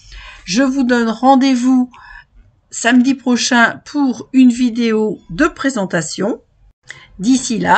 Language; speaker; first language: French; native; French